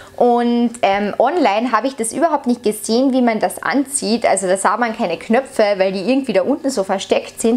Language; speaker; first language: German; native; German